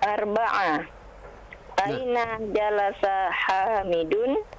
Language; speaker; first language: Arabic; non-native, learner; Indonesian